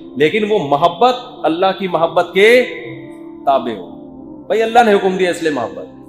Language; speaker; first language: Urdu; native; Urdu